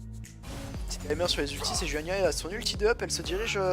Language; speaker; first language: French; native; French